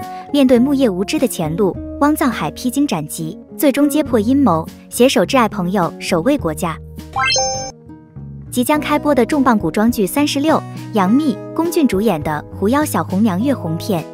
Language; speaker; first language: Chinese; native; Chinese